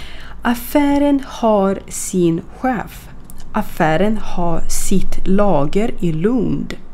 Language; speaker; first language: Swedish; non-native, fluent; Ukrainian